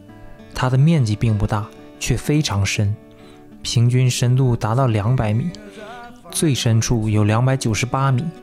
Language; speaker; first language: Chinese; native; Chinese